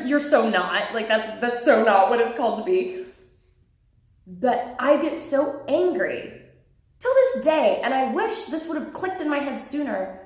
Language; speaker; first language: English; native; English